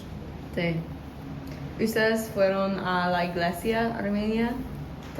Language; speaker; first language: Spanish; non-native, learner; English